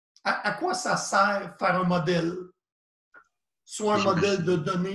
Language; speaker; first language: French; native; French